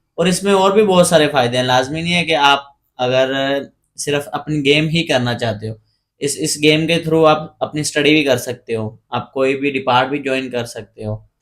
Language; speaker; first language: Urdu; non-native, local second language; Punjabi